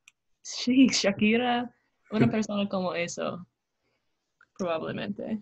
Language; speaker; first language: Spanish; non-native, learner; English